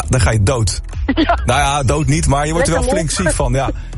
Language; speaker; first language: Dutch; native; Dutch